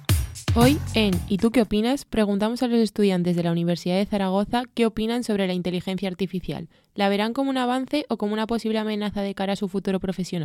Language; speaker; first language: Spanish; native; Spanish